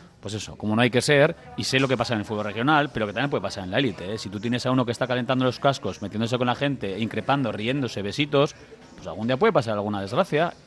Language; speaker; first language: Spanish; native; Spanish